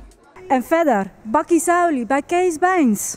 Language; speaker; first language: Dutch; native; Dutch